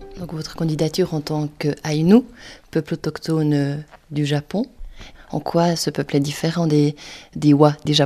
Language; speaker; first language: French; native; French